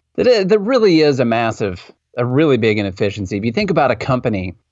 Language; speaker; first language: English; native; English